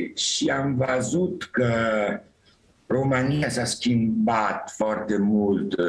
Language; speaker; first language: Romanian; non-native, fluent; Italian